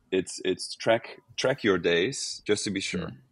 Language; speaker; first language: English; non-native, fluent; Dutch